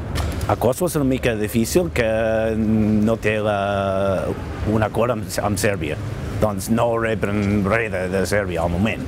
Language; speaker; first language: Catalan; non-native, fluent; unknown